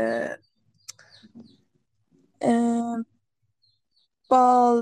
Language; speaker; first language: English; non-native, learner; Persian